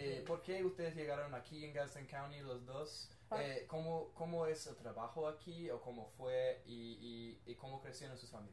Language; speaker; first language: Spanish; non-native, learner; English